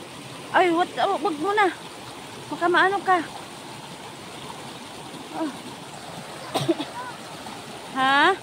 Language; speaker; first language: Filipino; non-native, local second language; Cebuano